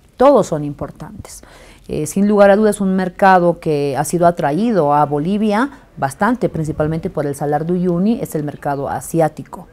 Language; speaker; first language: Spanish; native; Spanish